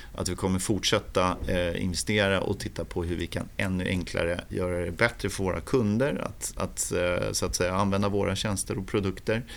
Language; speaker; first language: Swedish; native; Swedish